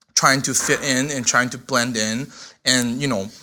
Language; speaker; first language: English; non-native, fluent; Chinese